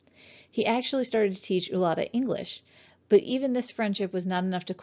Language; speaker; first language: English; native; English